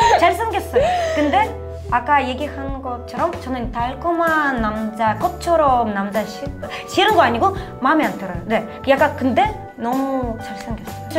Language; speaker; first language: Korean; non-native, fluent; Ukrainian